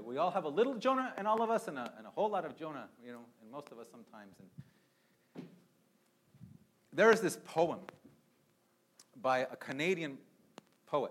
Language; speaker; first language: English; early bilingual, other home language; Spanish